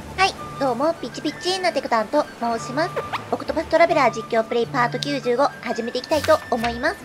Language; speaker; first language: Japanese; native; Japanese